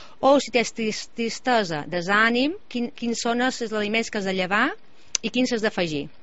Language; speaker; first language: Catalan; native; Catalan